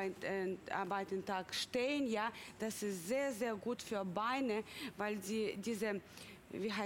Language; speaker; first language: German; non-native, fluent; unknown